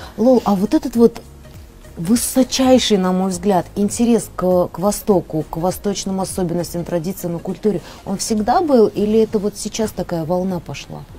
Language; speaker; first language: Russian; native; Russian